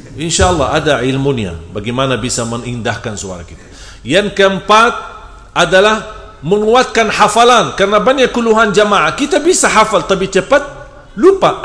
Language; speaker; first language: Indonesian; non-native, fluent; Arabic